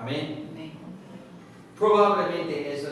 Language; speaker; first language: Spanish; non-native, fluent; English